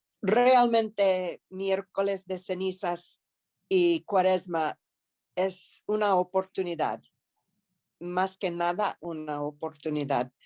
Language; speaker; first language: Spanish; non-native, fluent; English